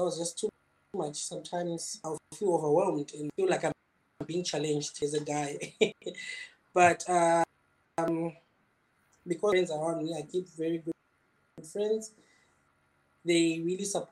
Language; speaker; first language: English; non-native, local second language; Shona